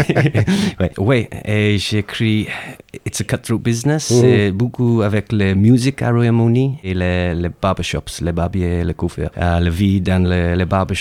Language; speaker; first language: French; non-native, learner; English